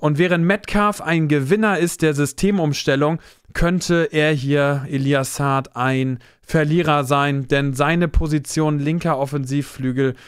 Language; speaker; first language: German; native; German